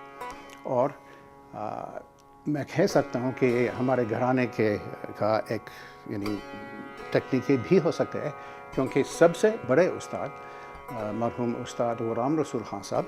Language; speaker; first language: Urdu; non-native, fluent; English